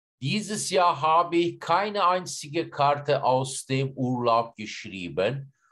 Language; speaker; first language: German; non-native, fluent; Turkish